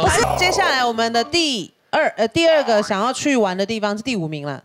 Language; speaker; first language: Chinese; native; Chinese